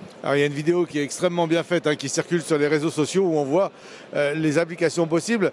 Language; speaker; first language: French; native; French